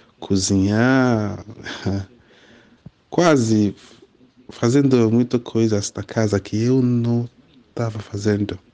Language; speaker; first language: Portuguese; non-native, learner; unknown